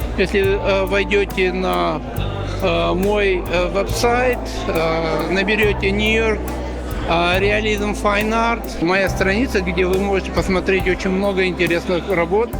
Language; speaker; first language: Russian; non-native, local second language; Kazakh